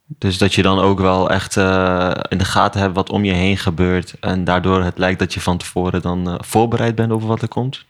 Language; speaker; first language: Dutch; early bilingual, other home language; Kurdish